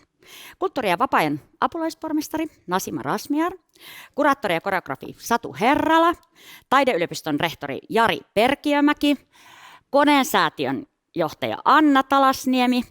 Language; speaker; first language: Finnish; native; Finnish